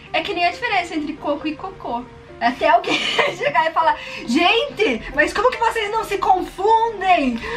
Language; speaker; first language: Portuguese; native; Portuguese